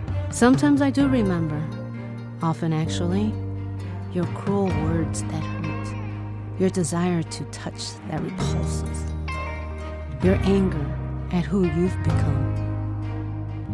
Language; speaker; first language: English; early bilingual, other home language; Spanish